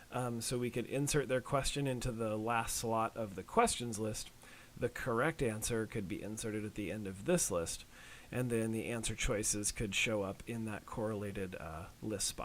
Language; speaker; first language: English; native; English